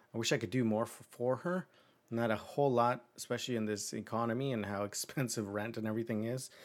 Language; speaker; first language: English; early bilingual, other home language; Spanish